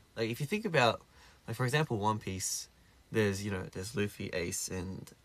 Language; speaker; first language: English; early bilingual, other home language; Korean